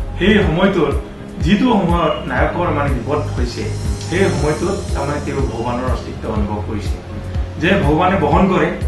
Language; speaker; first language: Assamese; non-native, local second language; Mising